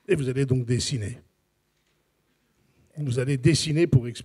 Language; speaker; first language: French; native; French